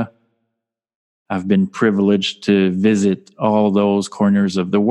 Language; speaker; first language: English; non-native, fluent; French